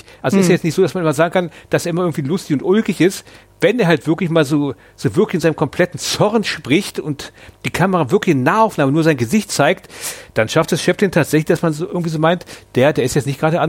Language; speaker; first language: German; native; German